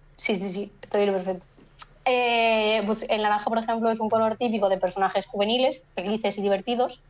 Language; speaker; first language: Spanish; native; Spanish